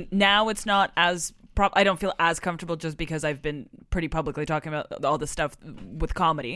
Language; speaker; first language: English; non-native, fluent; Russian